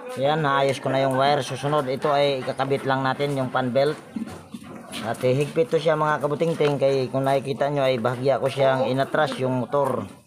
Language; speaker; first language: Filipino; non-native, local second language; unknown